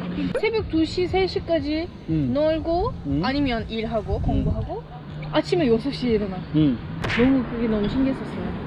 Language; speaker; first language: Korean; non-native, fluent; Turkish